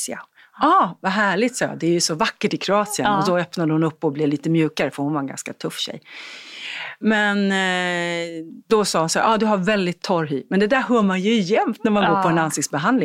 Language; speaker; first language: Swedish; native; Swedish